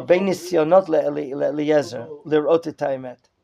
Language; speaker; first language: Hebrew; non-native, fluent; English